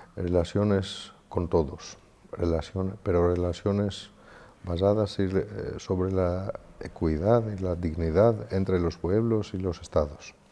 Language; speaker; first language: Spanish; non-native, fluent; Greek